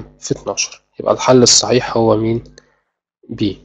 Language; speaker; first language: Arabic; native; Arabic